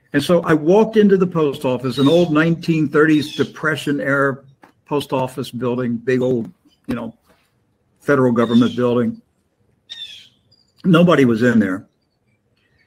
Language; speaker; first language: English; native; English